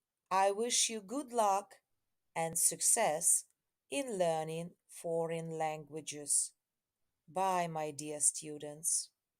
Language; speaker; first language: English; non-native, fluent; Ukrainian